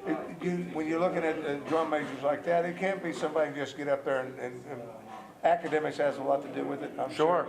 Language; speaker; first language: English; native; English